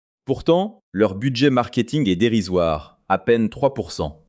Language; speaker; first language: French; native; French